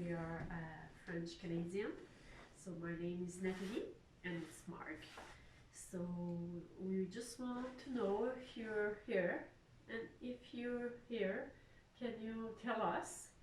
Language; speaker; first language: English; non-native, learner; French